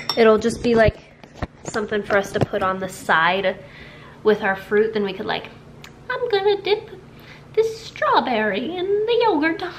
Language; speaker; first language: English; native; English